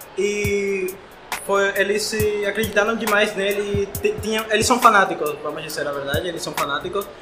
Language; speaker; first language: Portuguese; non-native, fluent; Spanish